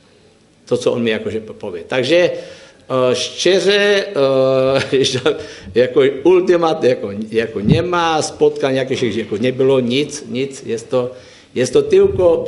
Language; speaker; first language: Polish; non-native, learner; Czech